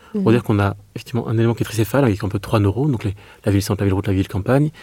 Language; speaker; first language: French; native; French